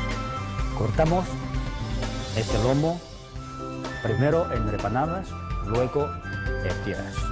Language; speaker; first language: Spanish; non-native, fluent; Chinese